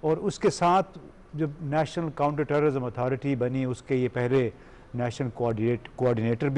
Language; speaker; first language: Urdu; native; Urdu